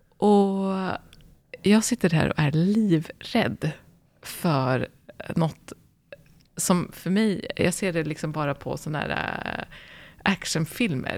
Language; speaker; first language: Swedish; early bilingual, other home language; Arabic